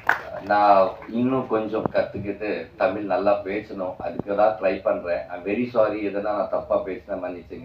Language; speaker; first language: Tamil; non-native, learner; Telugu